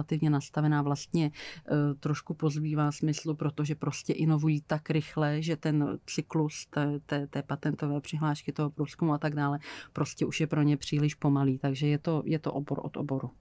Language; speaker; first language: Czech; native; Czech